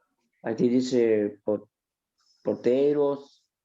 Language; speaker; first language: English; non-native, learner; Spanish